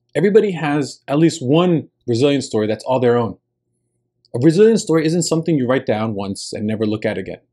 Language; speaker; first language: English; early bilingual, other home language; Spanish